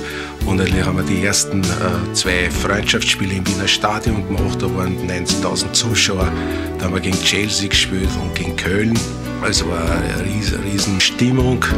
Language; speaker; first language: German; native; German